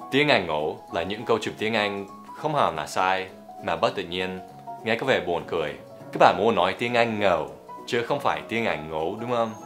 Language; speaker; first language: Vietnamese; non-native, fluent; English